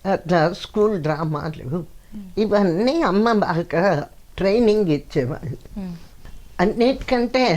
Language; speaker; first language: Telugu; non-native, local second language; Kannada